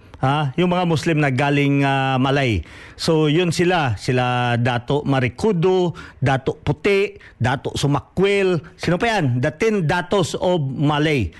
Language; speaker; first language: Filipino; non-native, local second language; Hiligaynon